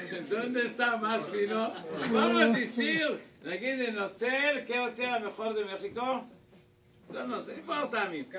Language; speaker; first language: Spanish; non-native, learner; Hebrew